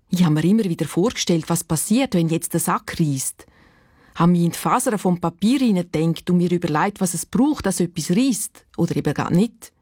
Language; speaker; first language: German; native; German